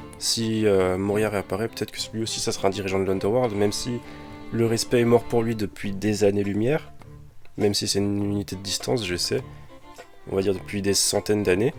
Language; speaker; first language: French; native; French